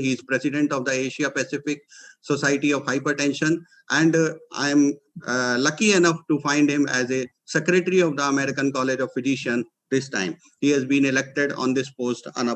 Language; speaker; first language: English; non-native, local second language; Hindi